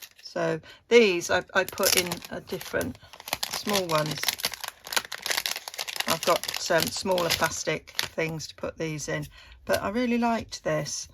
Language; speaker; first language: English; native; English